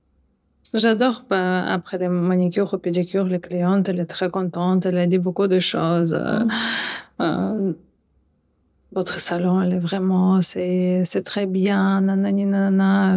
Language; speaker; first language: French; non-native, learner; Russian